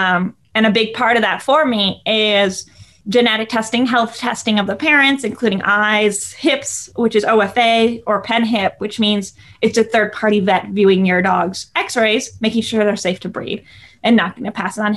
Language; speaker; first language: English; native; English